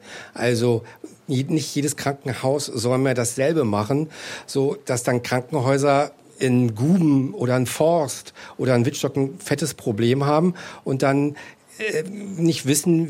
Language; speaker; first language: German; native; German